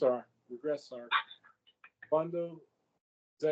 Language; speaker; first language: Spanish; non-native, learner; English